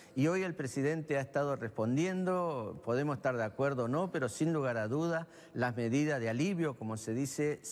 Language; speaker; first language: Spanish; native; Spanish